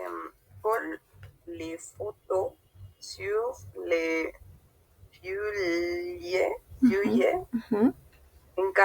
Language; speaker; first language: French; non-native, learner; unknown